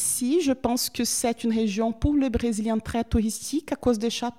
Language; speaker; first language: French; non-native, fluent; Portuguese